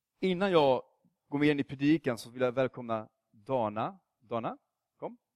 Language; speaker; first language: Swedish; native; Swedish